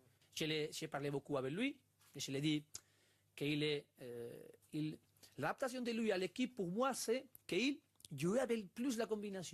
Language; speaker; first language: French; non-native, learner; Spanish